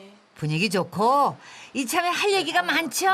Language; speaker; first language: Korean; native; Korean